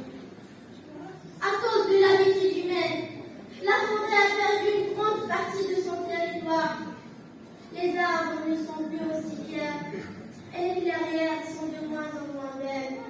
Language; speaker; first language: French; non-native, local second language; Arabic